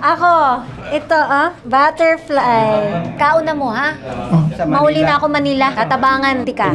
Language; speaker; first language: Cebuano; non-native, learner; Filipino